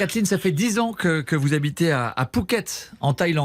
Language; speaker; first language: French; native; French